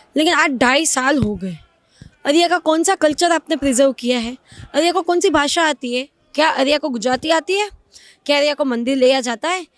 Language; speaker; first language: Hindi; non-native, local second language; Gujarati